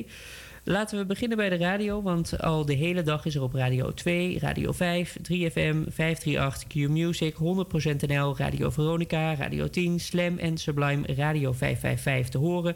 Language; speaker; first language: Dutch; native; Dutch